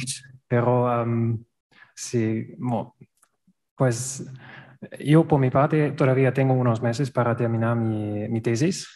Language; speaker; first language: Spanish; non-native, learner; German